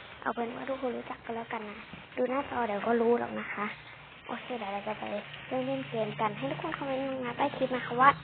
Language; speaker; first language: Thai; native; Thai